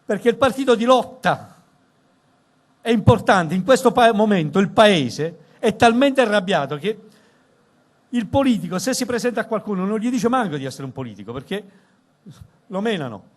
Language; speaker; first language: Italian; native; Italian